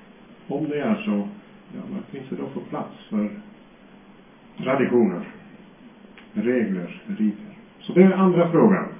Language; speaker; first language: Swedish; non-native, fluent; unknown